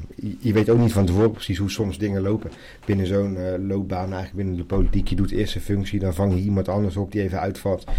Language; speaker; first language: Dutch; native; Dutch